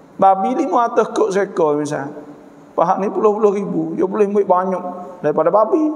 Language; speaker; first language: Malay; native; Malay